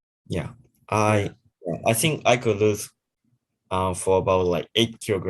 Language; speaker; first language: English; non-native, learner; Japanese